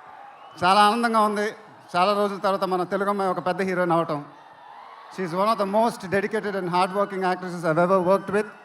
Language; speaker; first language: Telugu; native; Telugu